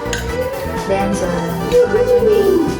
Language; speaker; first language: English; non-native, fluent; Vietnamese